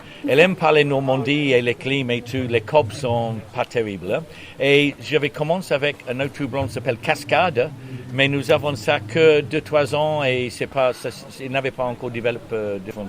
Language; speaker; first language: French; non-native, learner; English